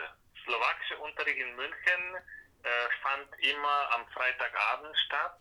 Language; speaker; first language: German; non-native, fluent; Slovak